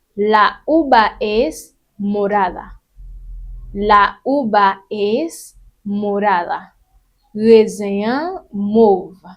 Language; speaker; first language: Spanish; non-native, fluent; Haitian Creole